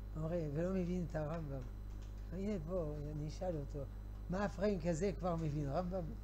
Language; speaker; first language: Hebrew; non-native, fluent; French